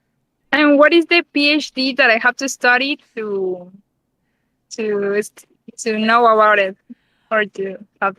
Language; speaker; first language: English; non-native, learner; Spanish